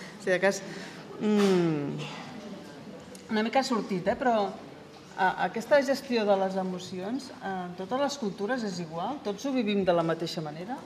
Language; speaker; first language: Catalan; native; Catalan